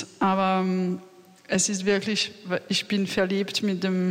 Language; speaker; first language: German; non-native, learner; French